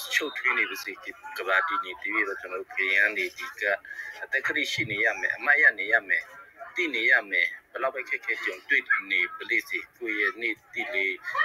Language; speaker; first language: Burmese; non-native, local second language; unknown